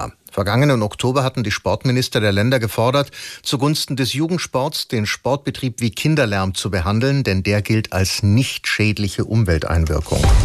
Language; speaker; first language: German; native; German